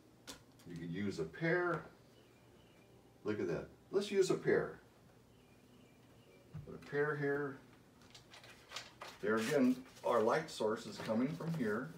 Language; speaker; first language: English; native; English